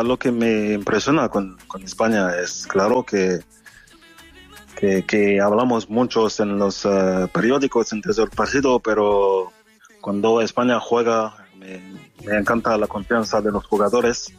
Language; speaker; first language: Spanish; non-native, fluent; French